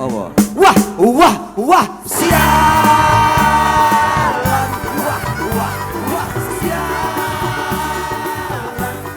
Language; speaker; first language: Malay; non-native, local second language; Javanese